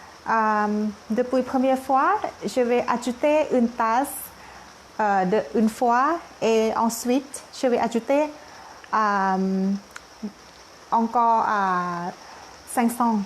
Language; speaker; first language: French; non-native, learner; Thai